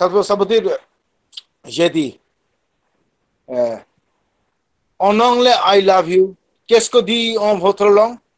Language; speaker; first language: French; non-native, fluent; Bangla